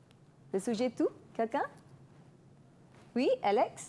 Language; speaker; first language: French; non-native, fluent; Malay